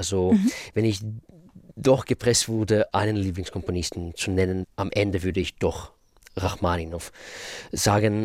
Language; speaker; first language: German; non-native, fluent; Russian